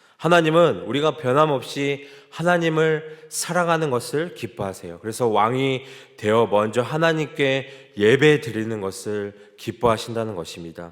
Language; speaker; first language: Korean; native; Korean